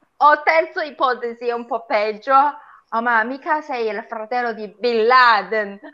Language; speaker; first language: Italian; non-native, fluent; Chinese